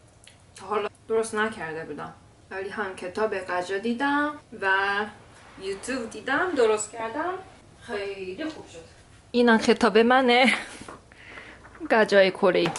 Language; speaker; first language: Persian; non-native, learner; Korean